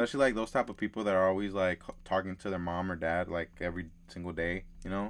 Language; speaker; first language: English; early bilingual, other home language; Spanish